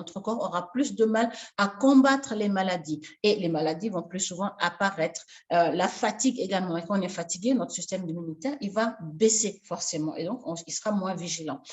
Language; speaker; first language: French; non-native, local second language; Wolof